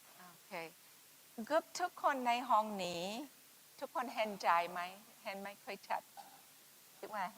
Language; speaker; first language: Thai; non-native, fluent; English